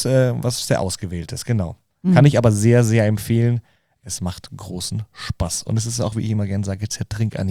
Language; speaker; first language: German; native; German